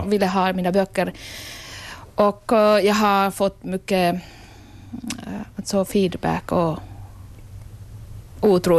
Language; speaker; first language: Swedish; non-native, local second language; Finnish